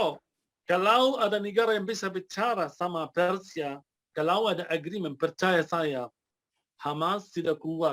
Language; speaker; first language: Indonesian; non-native, fluent; Arabic